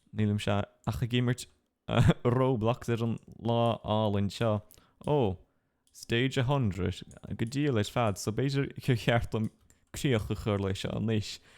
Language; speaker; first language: Irish; non-native, local second language; English